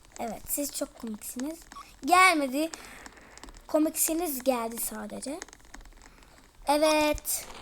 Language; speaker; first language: Turkish; early bilingual, heritage; Turkish